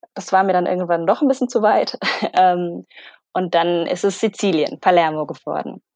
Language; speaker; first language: German; native; German